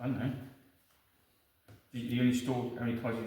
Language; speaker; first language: English; native; English